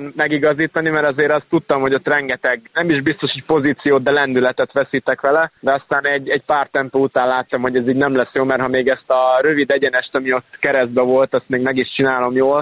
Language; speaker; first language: Hungarian; native; Hungarian